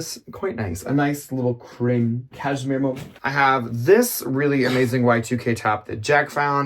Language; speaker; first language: English; native; English